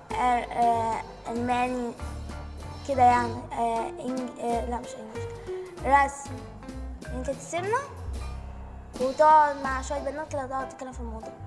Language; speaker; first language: Arabic; native; Arabic